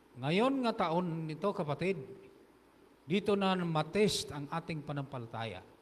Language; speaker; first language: Filipino; non-native, local second language; Hiligaynon